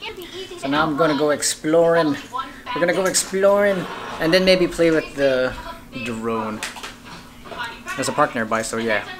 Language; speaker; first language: English; native; English